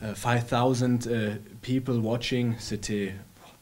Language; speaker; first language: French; non-native, learner; German